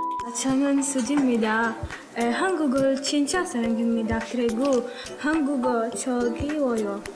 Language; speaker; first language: Korean; non-native, learner; Arabic